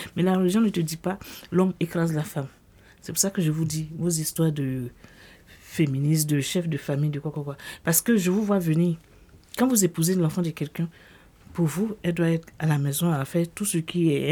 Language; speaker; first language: French; non-native, local second language; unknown